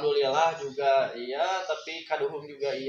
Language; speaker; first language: Indonesian; non-native, local second language; Sundanese